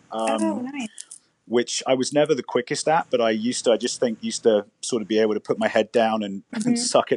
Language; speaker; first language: English; native; English